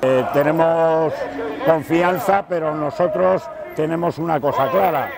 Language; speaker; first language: Spanish; native; Spanish